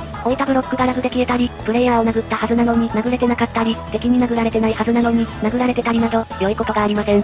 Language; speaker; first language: Japanese; native; Japanese